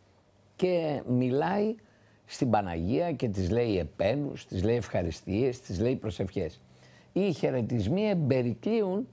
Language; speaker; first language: Greek; native; Greek